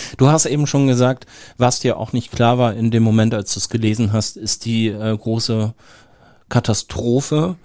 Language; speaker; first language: German; native; German